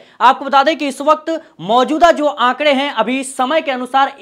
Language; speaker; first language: Hindi; native; Hindi